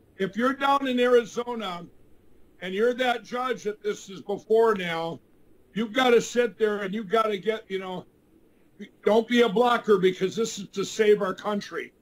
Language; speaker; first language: English; native; English